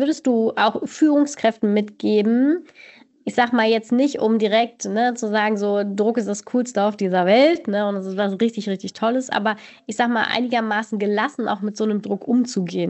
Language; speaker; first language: German; native; German